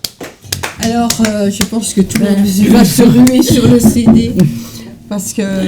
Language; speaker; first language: French; native; French